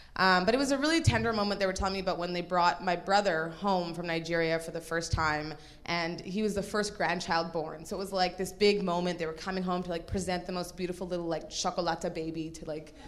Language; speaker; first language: English; native; English